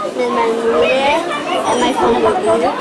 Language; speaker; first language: Dutch; early bilingual, other home language; Arabic